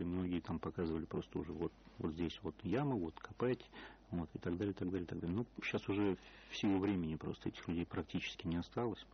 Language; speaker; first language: Russian; native; Russian